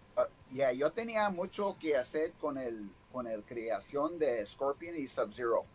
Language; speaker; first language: Spanish; early bilingual, heritage; Spanish